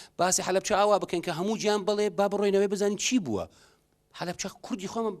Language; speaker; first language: Central Kurdish; non-native, local second language; Southern Kurdish